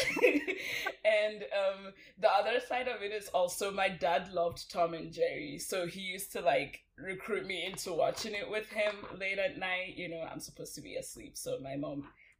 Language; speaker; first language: English; non-native, local second language; Hausa